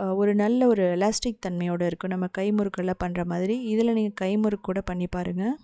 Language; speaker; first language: Tamil; native; Tamil